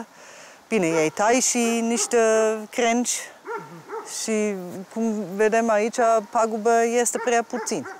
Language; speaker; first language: Romanian; non-native, fluent; German